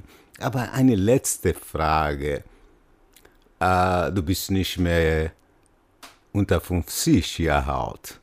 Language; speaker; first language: German; non-native, fluent; Portuguese